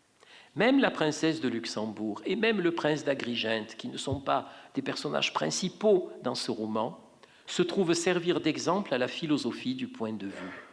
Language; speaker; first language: French; native; French